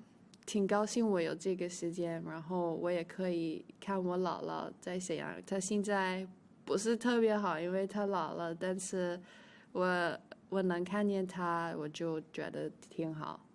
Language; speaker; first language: Chinese; early bilingual, heritage; English